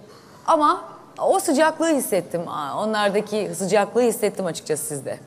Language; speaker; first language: Turkish; native; Turkish